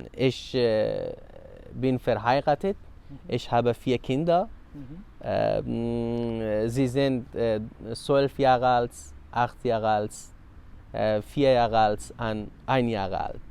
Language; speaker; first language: German; non-native, learner; Persian